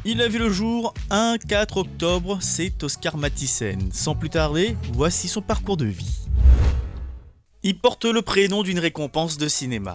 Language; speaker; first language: French; native; French